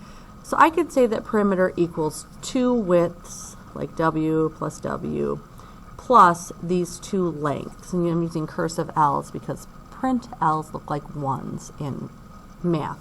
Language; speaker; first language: English; native; English